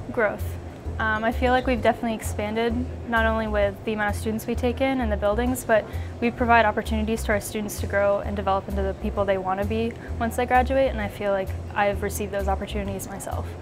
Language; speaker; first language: English; native; English